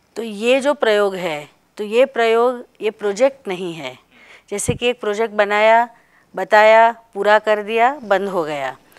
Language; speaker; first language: Hindi; non-native, local second language; Marathi